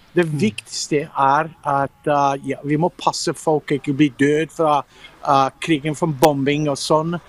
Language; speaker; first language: Norwegian; non-native, fluent; English